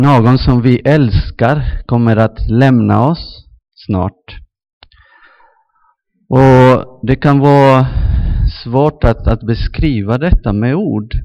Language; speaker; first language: Swedish; non-native, fluent; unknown